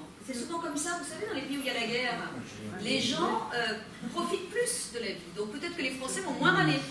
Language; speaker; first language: French; native; French